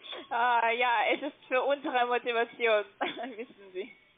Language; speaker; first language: German; non-native, learner; Russian